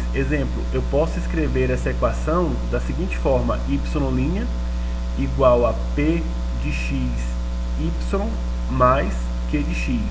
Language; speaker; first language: Portuguese; native; Portuguese